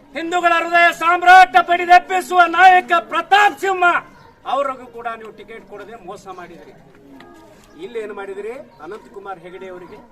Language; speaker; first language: Kannada; native; Kannada